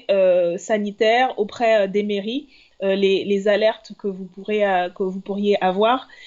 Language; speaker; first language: French; native; French